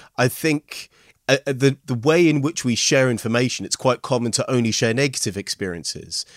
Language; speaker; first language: English; early bilingual, other home language; Hindi